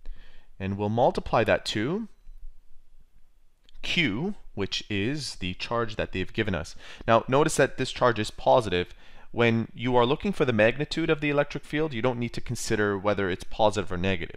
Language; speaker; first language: English; native; English